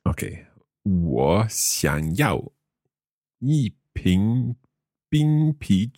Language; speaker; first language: Chinese; non-native, learner; English